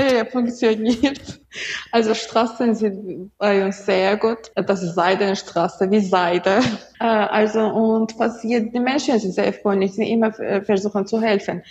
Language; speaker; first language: German; non-native, learner; Azerbaijani